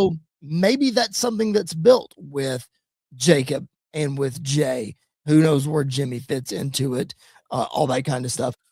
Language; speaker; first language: English; native; English